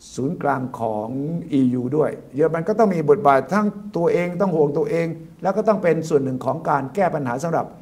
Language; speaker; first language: Thai; native; Thai